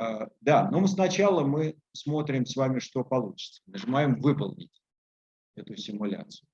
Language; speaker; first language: Russian; native; Russian